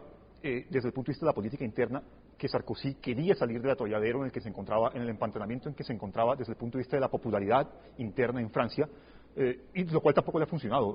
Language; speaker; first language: Spanish; native; Spanish